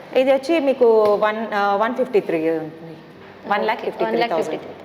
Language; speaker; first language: Telugu; native; Telugu